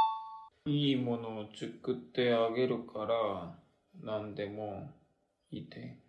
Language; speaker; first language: Japanese; non-native, learner; Korean